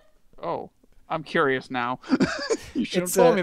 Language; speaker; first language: English; native; English